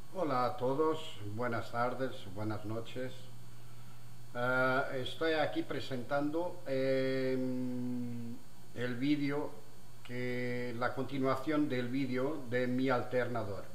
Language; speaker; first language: Spanish; non-native, fluent; Portuguese